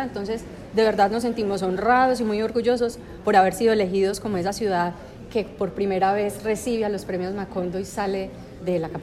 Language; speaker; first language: Spanish; native; Spanish